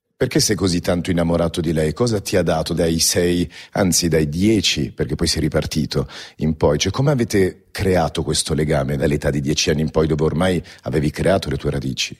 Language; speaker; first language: Italian; native; Italian